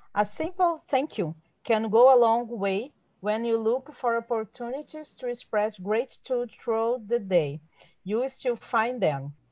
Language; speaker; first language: English; non-native, learner; Portuguese